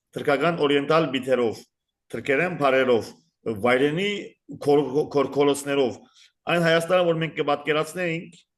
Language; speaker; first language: Armenian; early bilingual, heritage; Armenian